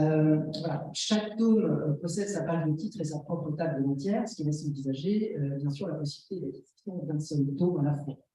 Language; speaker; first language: French; native; French